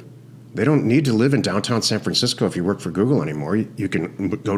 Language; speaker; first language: English; native; English